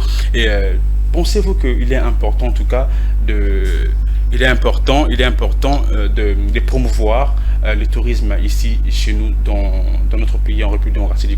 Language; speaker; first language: French; non-native, local second language; Lingala